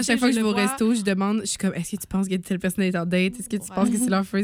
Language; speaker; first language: French; native; French